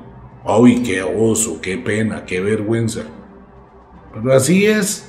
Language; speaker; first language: Spanish; native; Spanish